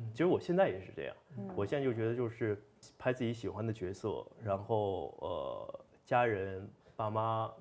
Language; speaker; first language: Chinese; native; Chinese